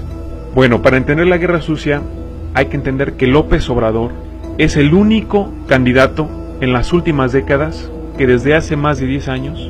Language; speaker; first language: Spanish; native; Spanish